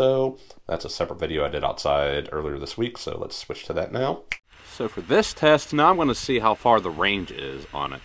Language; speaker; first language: English; native; English